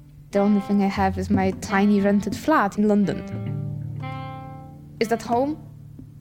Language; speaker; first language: English; non-native, fluent; Polish